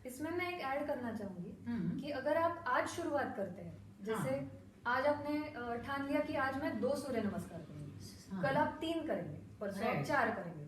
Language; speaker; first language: Hindi; non-native, local second language; Marathi